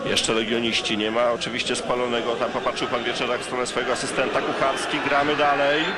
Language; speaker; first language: Polish; native; Polish